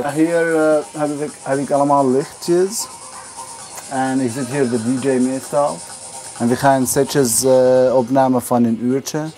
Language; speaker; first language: Dutch; non-native, fluent; Arabic